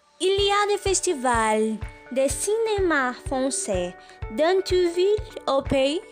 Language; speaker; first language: French; non-native, learner; Portuguese